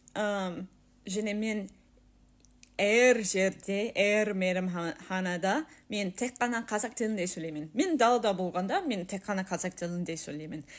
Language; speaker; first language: Kazakh; non-native, learner; English